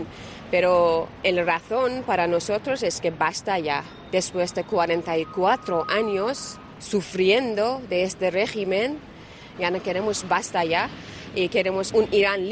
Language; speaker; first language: Spanish; non-native, learner; Persian